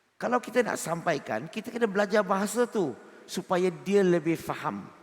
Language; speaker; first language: Malay; non-native, local second language; Chinese